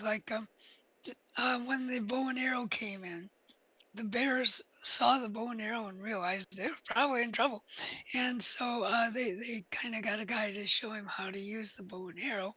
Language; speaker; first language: English; native; English